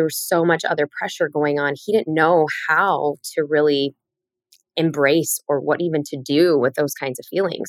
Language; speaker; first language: English; native; English